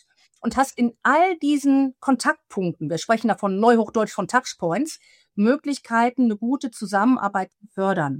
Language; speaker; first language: German; native; German